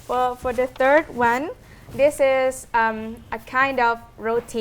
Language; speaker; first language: English; non-native, fluent; Thai